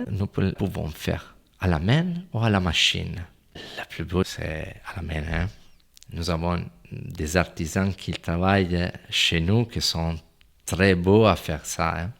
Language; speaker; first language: French; non-native, fluent; Italian